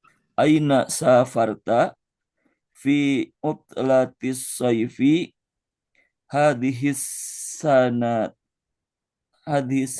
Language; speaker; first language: Arabic; non-native, learner; Indonesian